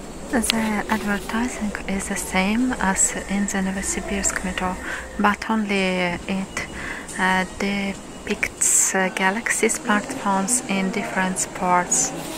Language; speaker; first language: English; non-native, learner; Russian